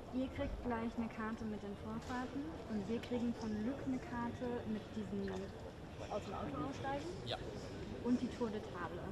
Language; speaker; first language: German; native; German